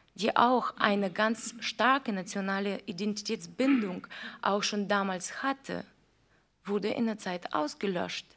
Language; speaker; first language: German; non-native, fluent; Ukrainian